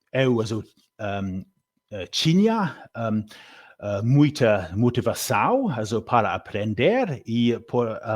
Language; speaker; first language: Portuguese; non-native, learner; English